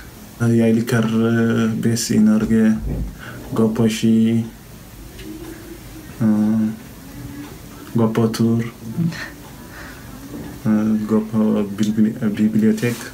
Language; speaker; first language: Norwegian; non-native, learner; Tigrinya